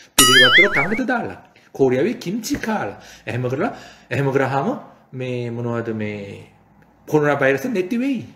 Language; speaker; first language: Sinhala; non-native, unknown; Korean